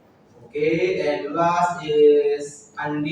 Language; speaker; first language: English; non-native, fluent; Indonesian